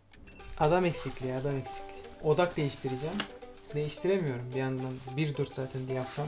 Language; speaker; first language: Turkish; native; Turkish